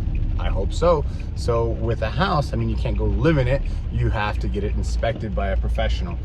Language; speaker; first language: English; native; English